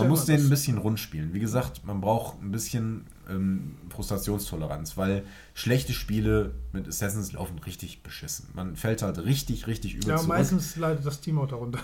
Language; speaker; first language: German; native; German